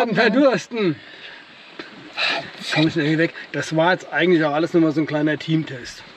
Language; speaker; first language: German; native; German